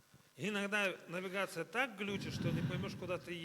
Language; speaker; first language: Russian; native; Russian